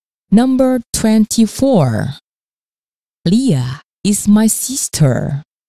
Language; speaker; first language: English; non-native, fluent; Indonesian